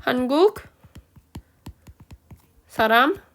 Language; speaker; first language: Korean; early bilingual, heritage; Korean